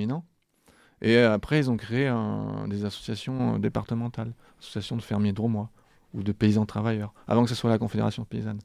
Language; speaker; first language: French; native; French